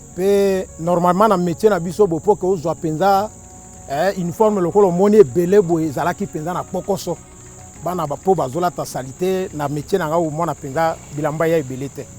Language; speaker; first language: Lingala; native; Lingala